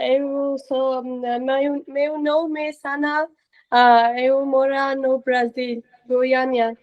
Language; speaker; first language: Portuguese; non-native, learner; Persian